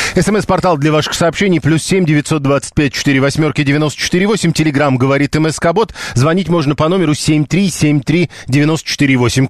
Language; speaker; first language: Russian; native; Russian